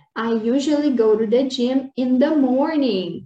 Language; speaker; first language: English; non-native, fluent; Portuguese